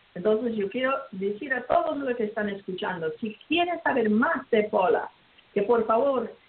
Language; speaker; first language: Spanish; early bilingual, heritage; Spanish